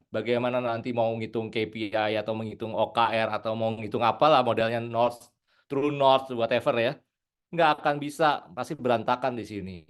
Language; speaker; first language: Indonesian; native; Indonesian